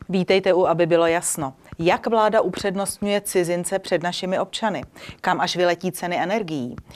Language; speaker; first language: Czech; native; Czech